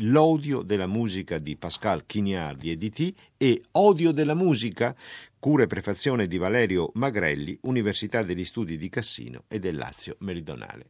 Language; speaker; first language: Italian; native; Italian